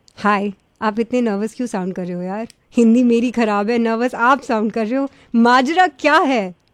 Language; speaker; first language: Hindi; early bilingual, heritage; Hindi